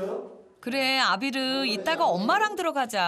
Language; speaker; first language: Korean; native; Korean